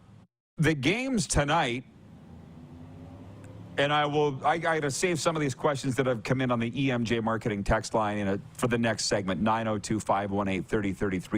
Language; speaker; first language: English; native; English